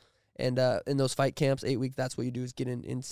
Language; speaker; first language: English; native; English